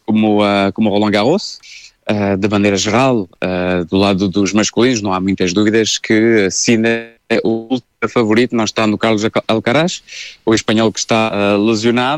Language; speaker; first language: Portuguese; native; Portuguese